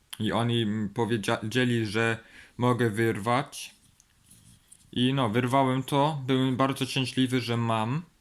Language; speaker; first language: Polish; early bilingual, heritage; Polish